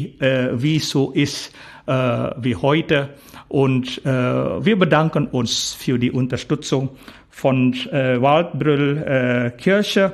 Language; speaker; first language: German; non-native, fluent; Indonesian